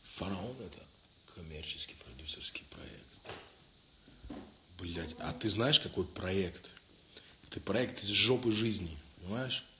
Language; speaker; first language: Russian; early bilingual, heritage; Russian